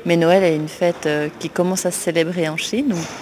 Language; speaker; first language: French; native; French